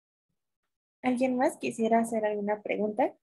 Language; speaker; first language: Spanish; native; Spanish